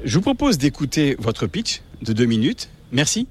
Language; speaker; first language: French; native; French